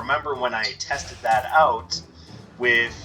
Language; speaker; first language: English; native; English